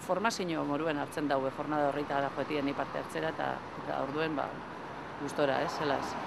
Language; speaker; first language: Basque; native; Basque